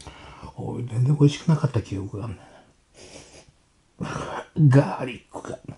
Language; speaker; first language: Japanese; native; Japanese